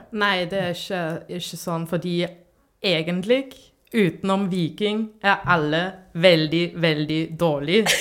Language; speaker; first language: Norwegian; non-native, fluent; German